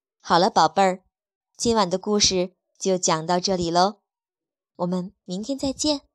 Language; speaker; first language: Chinese; native; Chinese